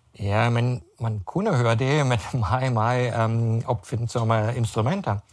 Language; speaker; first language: Danish; non-native, fluent; German